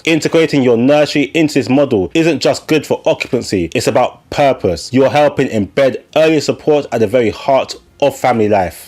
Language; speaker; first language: English; native; English